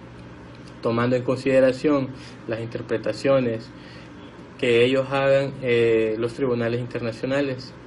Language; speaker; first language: Spanish; native; Spanish